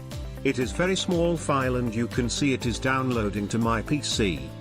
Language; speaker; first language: English; non-native, fluent; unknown